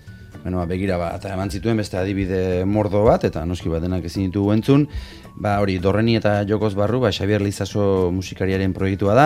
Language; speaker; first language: Basque; native; Basque